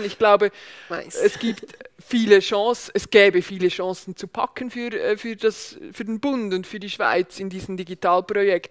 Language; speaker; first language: German; native; German